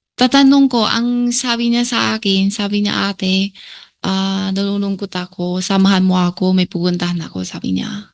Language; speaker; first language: Filipino; early bilingual, other home language; Chinese